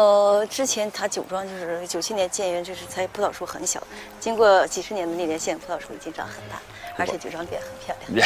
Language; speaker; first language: Chinese; native; Chinese